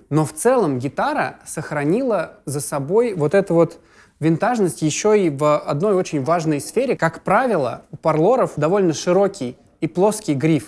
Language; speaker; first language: Russian; native; Russian